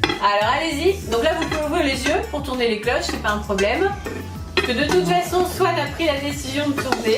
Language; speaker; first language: French; native; French